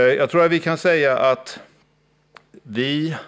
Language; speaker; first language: Swedish; native; Swedish